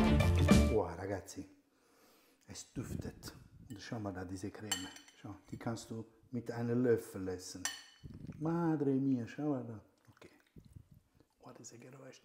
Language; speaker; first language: German; non-native, fluent; Italian